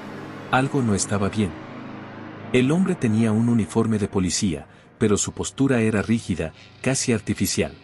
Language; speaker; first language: Spanish; native; Spanish